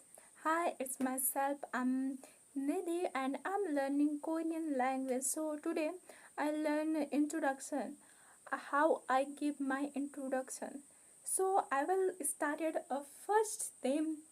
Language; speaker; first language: English; non-native, local second language; Hindi